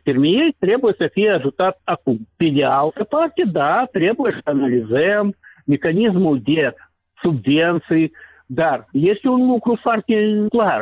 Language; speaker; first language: Romanian; non-native, local second language; Russian